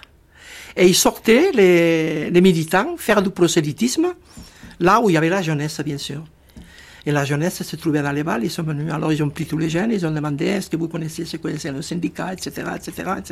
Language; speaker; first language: French; non-native, fluent; Spanish